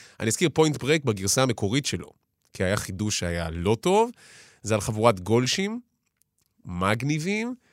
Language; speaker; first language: Hebrew; native; Hebrew